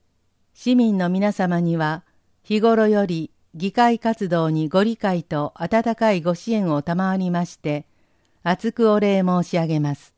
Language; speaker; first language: Japanese; native; Japanese